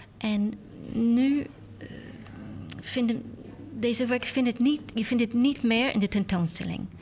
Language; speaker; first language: Dutch; non-native, learner; English